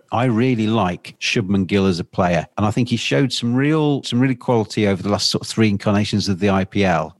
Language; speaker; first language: English; native; English